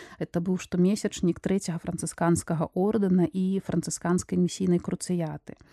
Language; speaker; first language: Belarusian; non-native, local second language; Russian